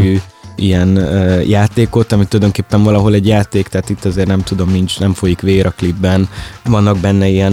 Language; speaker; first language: Hungarian; native; Hungarian